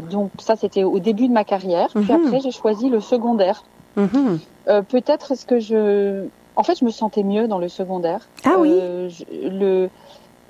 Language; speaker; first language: French; native; French